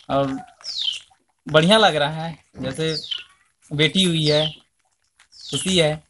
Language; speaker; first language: Hindi; native; Hindi